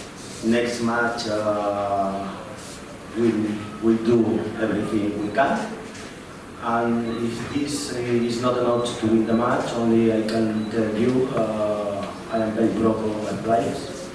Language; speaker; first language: English; non-native, learner; Spanish